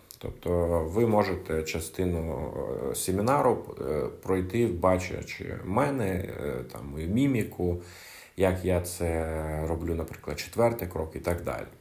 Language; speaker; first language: Ukrainian; non-native, local second language; Russian